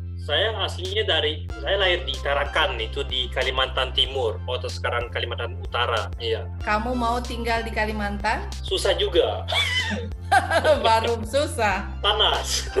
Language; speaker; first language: Indonesian; early bilingual, heritage; Indonesian